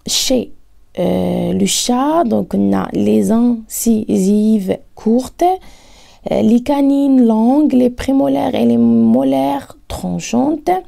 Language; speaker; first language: French; non-native, local second language; Arabic